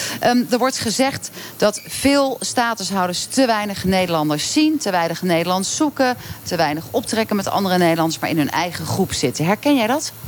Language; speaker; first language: Dutch; native; Dutch